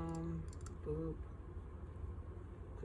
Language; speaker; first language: English; native; English